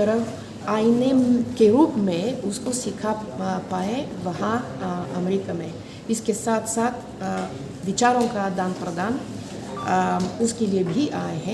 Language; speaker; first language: Hindi; non-native, fluent; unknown